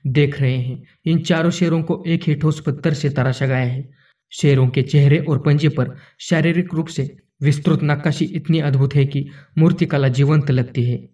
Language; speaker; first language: Hindi; non-native, local second language; Marathi